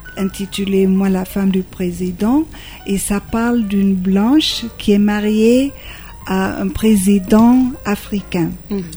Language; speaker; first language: French; non-native, fluent; German